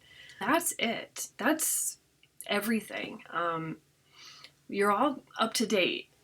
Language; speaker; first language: English; native; English